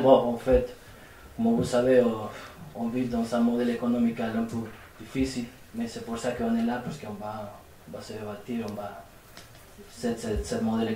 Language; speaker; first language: French; non-native, fluent; Spanish